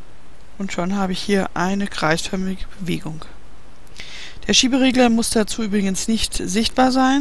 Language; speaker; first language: German; native; German